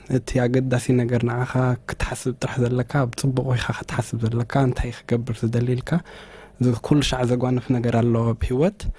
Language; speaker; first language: Tigrinya; early bilingual, heritage; Tigrinya